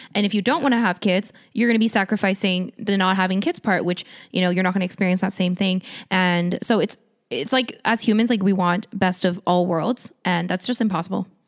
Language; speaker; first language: English; early bilingual, other home language; Korean